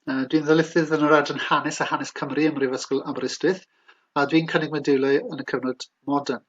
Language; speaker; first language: Welsh; native; Welsh